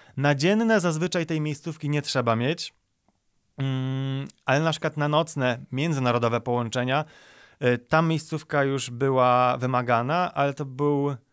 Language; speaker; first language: Polish; native; Polish